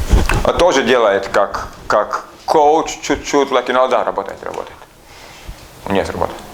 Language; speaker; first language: Russian; non-native, learner; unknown